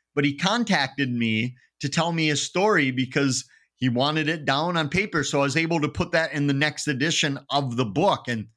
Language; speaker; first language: English; native; English